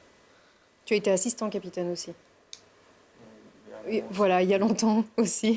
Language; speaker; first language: French; native; French